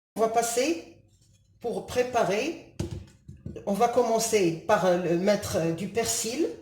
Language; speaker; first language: French; non-native, local second language; Arabic